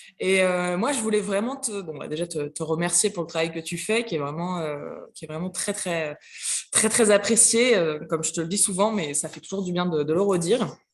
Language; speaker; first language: French; native; French